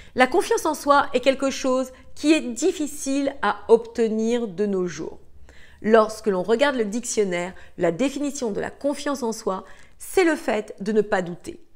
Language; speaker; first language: French; native; French